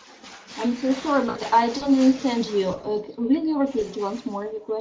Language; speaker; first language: English; non-native, learner; Russian